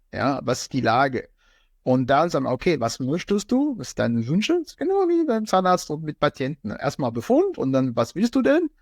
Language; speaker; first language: German; non-native, fluent; French